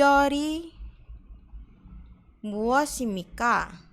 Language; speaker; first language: Korean; non-native, fluent; Indonesian